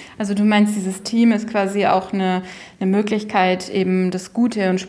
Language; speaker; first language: German; native; German